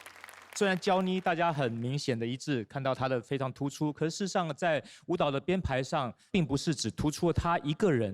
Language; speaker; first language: Chinese; native; Chinese